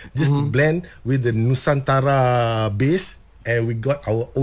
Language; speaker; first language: English; non-native, local second language; Malay